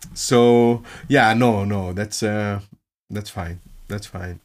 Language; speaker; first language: English; non-native, fluent; Greek